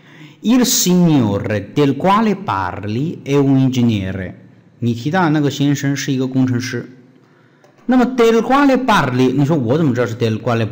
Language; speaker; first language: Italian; non-native, fluent; Chinese